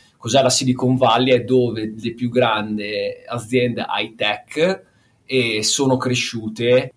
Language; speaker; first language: Italian; native; Italian